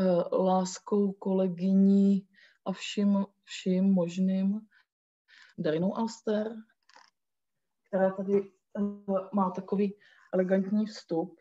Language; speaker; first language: Czech; native; Czech